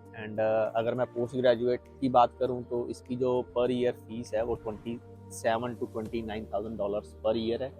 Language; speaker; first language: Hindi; non-native, local second language; Punjabi